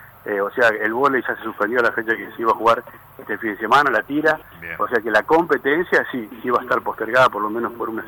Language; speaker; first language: Spanish; native; Spanish